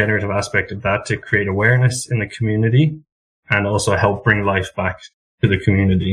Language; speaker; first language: English; native; English